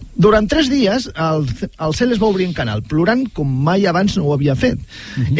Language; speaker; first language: Catalan; native; Catalan